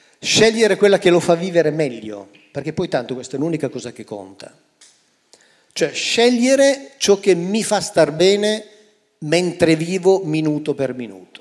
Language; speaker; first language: Italian; native; Italian